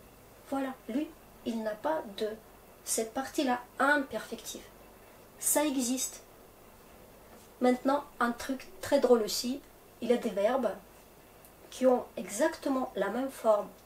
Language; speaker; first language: French; non-native, fluent; Russian